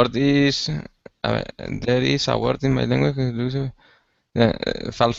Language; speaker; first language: English; non-native, learner; Spanish